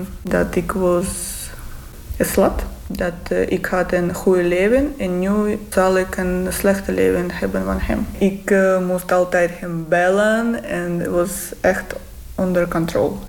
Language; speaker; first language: Dutch; non-native, learner; Russian